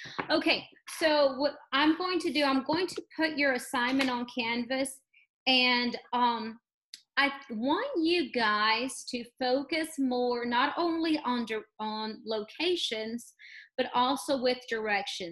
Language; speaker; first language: English; native; English